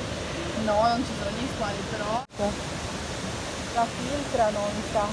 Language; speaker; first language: Italian; native; Italian